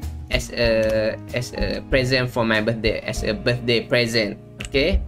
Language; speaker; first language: English; non-native, local second language; Malay